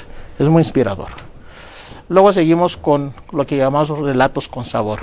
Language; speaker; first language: Spanish; non-native, fluent; Greek